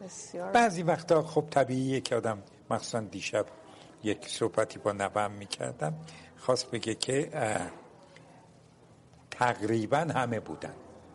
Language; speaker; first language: Persian; non-native, local second language; Turkish